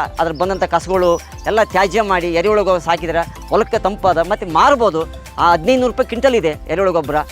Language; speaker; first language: Kannada; native; Kannada